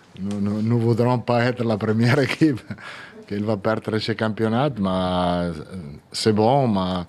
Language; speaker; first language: French; non-native, fluent; Italian